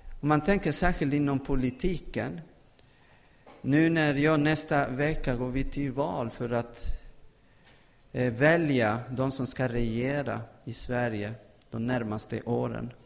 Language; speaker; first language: Swedish; non-native, fluent; Spanish